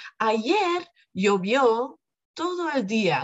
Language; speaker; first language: Spanish; non-native, fluent; Dutch